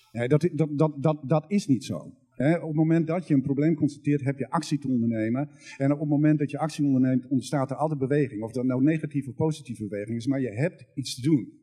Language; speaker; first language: Dutch; native; Dutch